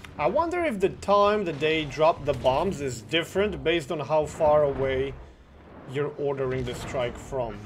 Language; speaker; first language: English; non-native, fluent; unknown